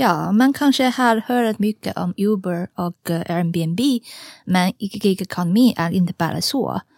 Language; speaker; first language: Swedish; non-native, fluent; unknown